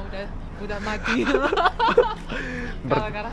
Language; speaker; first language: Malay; non-native, fluent; Chinese